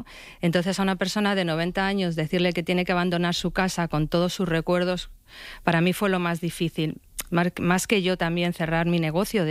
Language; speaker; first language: Spanish; native; Spanish